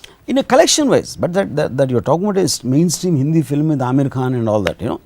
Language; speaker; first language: English; non-native, local second language; Telugu